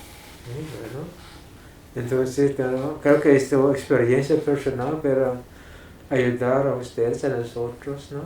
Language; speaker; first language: Spanish; non-native, fluent; English